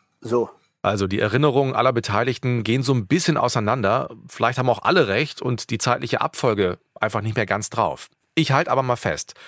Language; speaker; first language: German; native; German